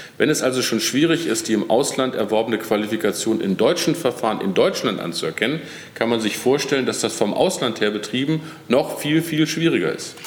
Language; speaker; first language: German; native; German